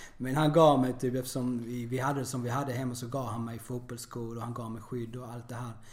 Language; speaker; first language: Swedish; early bilingual, other home language; Spanish